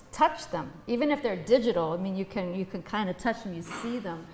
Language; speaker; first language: English; native; English